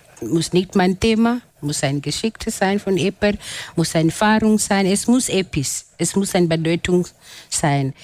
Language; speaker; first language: German; non-native, fluent; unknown